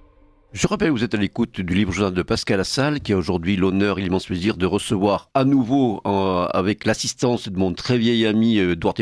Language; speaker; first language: French; native; French